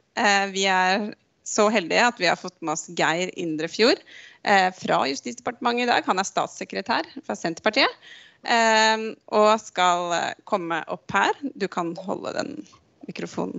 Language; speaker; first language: Norwegian; native; Norwegian